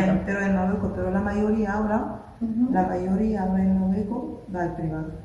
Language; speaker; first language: Spanish; non-native, local second language; Arabic